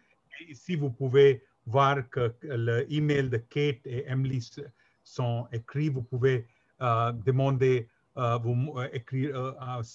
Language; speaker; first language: French; non-native, learner; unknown